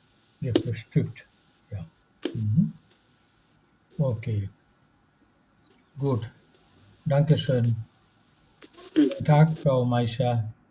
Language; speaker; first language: German; non-native, fluent; Bangla